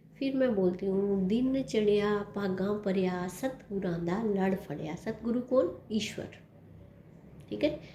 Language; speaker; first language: Hindi; non-native, local second language; Punjabi